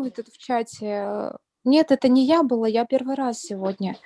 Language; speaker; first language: Russian; native; Russian